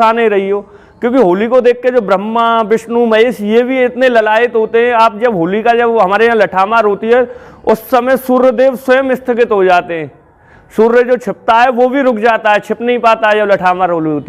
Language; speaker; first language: Hindi; native; Hindi